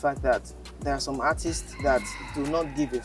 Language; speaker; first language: English; non-native, local second language; Yoruba